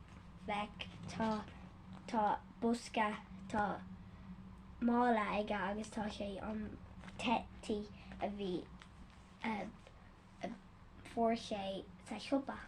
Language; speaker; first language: Irish; non-native, learner; English